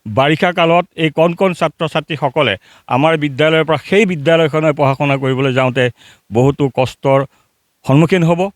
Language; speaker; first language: Assamese; native; Assamese